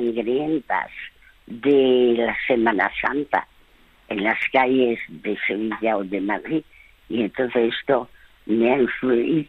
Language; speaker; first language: Spanish; early bilingual, other home language; French